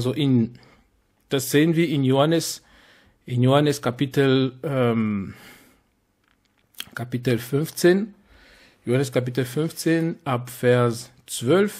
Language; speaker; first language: German; non-native, fluent; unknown